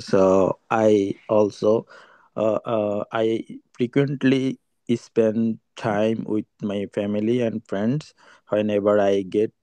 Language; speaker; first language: English; non-native, learner; Bangla